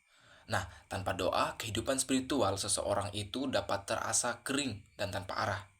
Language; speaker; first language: Indonesian; native; Indonesian